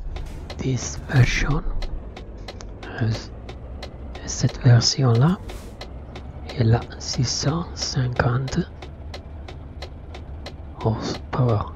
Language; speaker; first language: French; non-native, learner; Italian